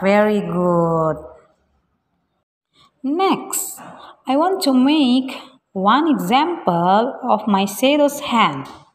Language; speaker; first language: English; non-native, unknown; Indonesian